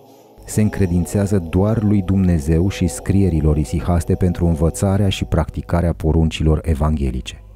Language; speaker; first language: Romanian; native; Romanian